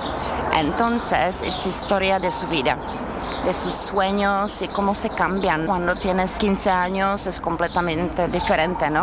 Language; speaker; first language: Spanish; non-native, fluent; Czech